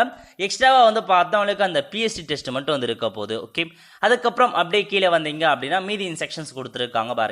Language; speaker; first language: Tamil; native; Tamil